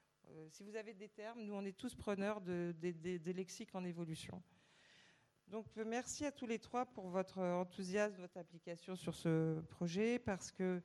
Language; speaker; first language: French; native; French